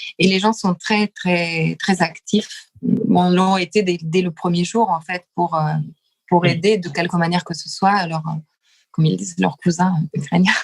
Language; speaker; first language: French; early bilingual, other home language; Lithuanian